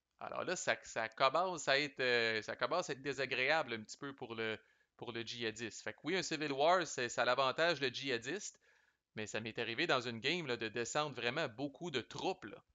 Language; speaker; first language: French; native; French